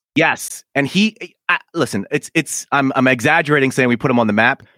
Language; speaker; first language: English; native; English